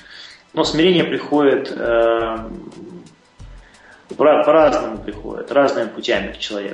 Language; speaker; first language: Russian; native; Russian